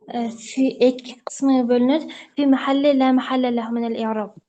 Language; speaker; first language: Arabic; non-native, learner; Uzbek